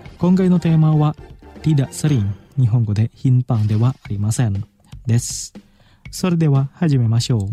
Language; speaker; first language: Japanese; non-native, fluent; Indonesian